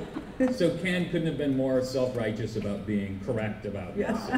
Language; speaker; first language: English; native; English